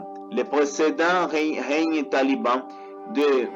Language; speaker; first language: French; non-native, learner; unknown